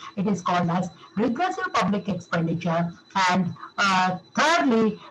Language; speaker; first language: English; non-native, local second language; Kannada